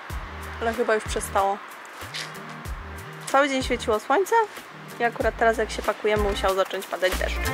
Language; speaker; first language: Polish; native; Polish